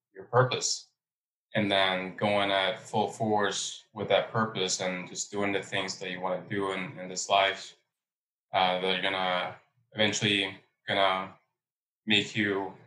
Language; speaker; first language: English; early bilingual, other home language; Spanish